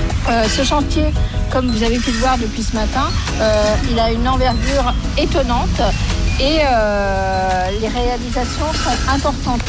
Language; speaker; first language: French; native; French